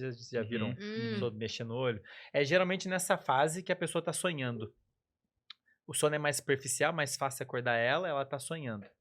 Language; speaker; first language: Portuguese; native; Portuguese